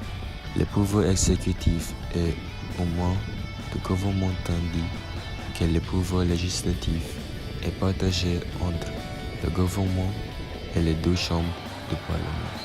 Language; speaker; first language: French; non-native, learner; Filipino